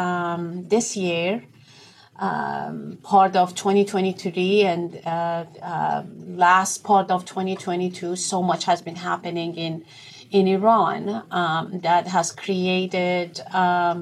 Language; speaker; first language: English; non-native, fluent; Persian